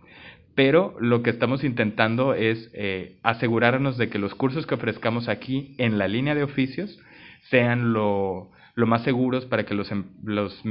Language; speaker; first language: Spanish; native; Spanish